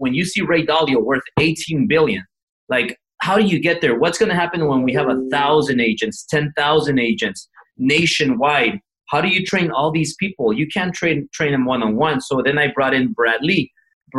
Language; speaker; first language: English; early bilingual, other home language; Spanish